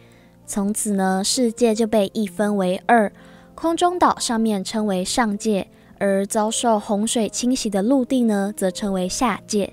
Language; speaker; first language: Chinese; native; Chinese